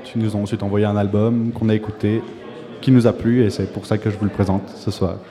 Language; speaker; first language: French; native; French